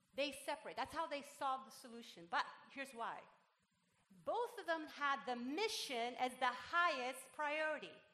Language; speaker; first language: English; non-native, fluent; Spanish